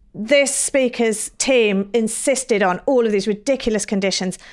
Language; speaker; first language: English; native; English